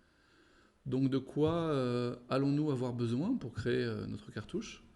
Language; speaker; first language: French; native; French